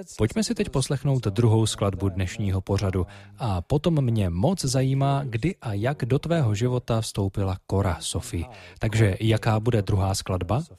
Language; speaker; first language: Czech; native; Czech